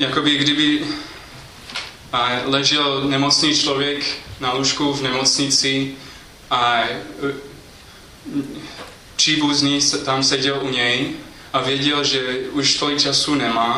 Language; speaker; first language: Czech; non-native, fluent; English